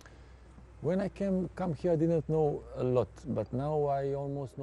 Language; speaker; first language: English; non-native, fluent; Serbian